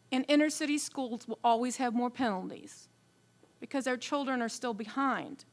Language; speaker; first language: English; native; English